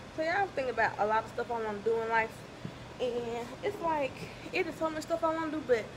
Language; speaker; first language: English; native; English